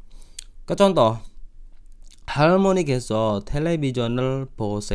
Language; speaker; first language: Korean; non-native, fluent; Indonesian